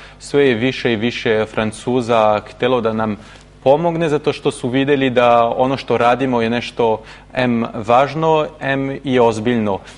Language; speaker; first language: Serbian; non-native, fluent; French